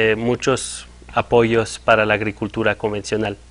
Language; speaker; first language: Spanish; non-native, fluent; French